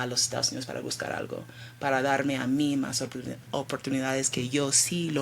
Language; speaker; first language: Spanish; early bilingual, heritage; Spanish